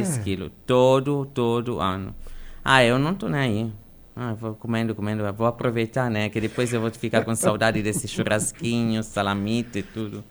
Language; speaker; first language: Portuguese; non-native, fluent; Italian